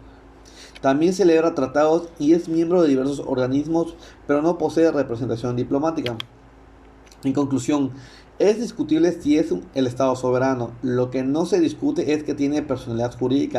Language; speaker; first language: Spanish; native; Spanish